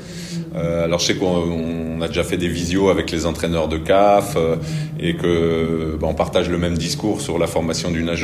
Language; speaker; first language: French; native; French